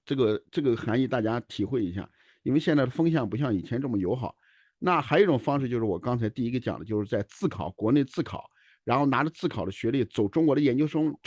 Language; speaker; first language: Chinese; native; Chinese